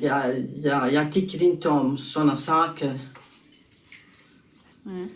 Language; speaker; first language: Swedish; non-native, learner; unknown